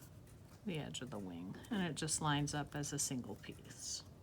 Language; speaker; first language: English; native; English